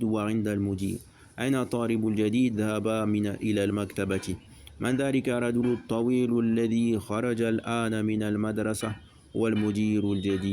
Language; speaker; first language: Arabic; non-native, fluent; French